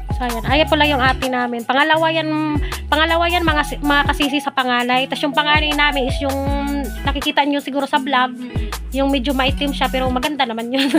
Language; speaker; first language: Filipino; non-native, local second language; Cebuano